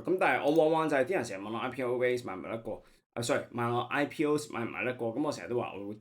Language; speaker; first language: Cantonese; native; Cantonese